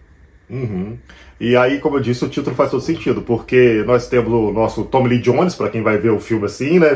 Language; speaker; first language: Portuguese; native; Portuguese